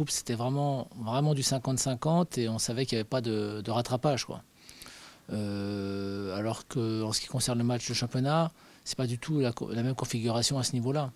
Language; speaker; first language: French; native; French